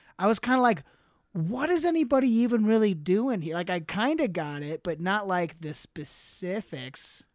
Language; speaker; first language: English; native; English